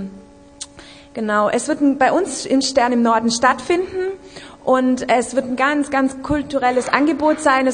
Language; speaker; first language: German; native; German